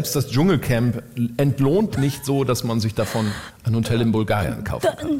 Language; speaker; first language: German; native; German